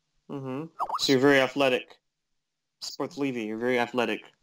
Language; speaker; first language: English; native; English